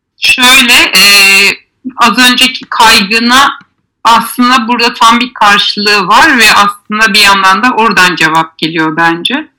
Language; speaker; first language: Turkish; native; Turkish